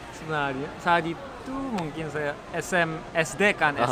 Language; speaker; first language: Indonesian; non-native, learner; Korean